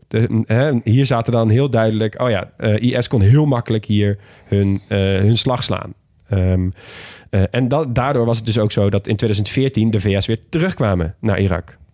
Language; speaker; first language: Dutch; native; Dutch